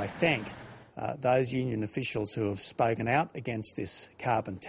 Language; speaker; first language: English; native; English